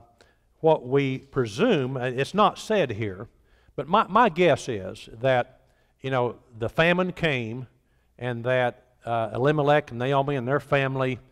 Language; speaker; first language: English; native; English